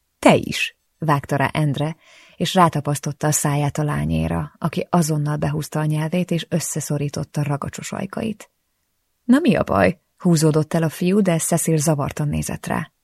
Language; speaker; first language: Hungarian; native; Hungarian